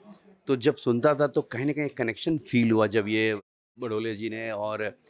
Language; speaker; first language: Hindi; native; Hindi